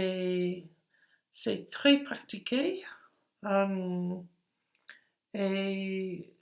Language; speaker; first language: French; non-native, learner; English